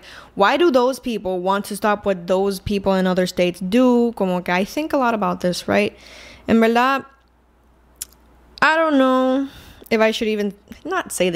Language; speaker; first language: English; non-native, local second language; Spanish